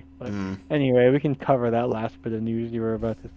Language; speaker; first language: English; native; English